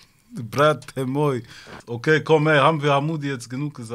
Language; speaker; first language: German; early bilingual, other home language; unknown